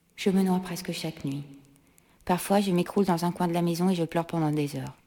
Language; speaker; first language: French; native; French